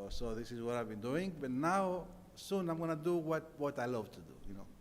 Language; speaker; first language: English; non-native, fluent; Greek